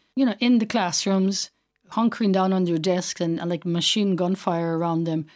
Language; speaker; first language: English; native; English